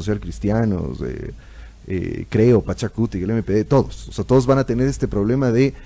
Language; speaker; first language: Spanish; native; Spanish